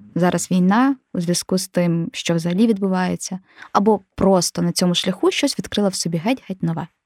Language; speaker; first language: Ukrainian; native; Ukrainian